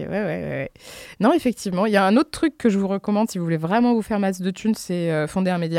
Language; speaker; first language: French; native; French